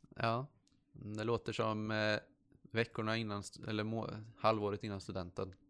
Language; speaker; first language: Swedish; native; Swedish